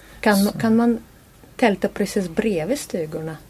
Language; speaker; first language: Swedish; non-native, learner; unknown